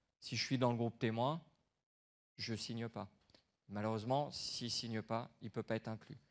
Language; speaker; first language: French; native; French